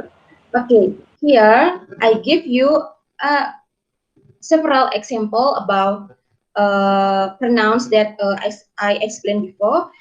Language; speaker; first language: English; non-native, learner; Indonesian